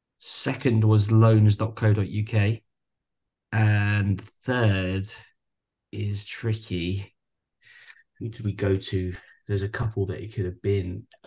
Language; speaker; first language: English; native; English